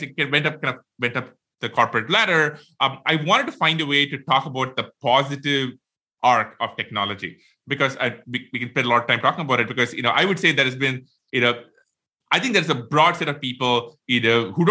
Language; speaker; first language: English; non-native, local second language; Tamil